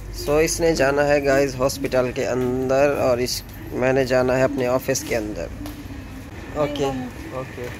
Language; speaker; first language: Urdu; non-native, local second language; Saraiki